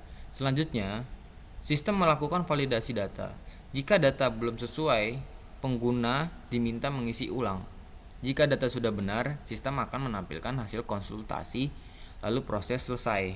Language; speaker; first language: Indonesian; native; Indonesian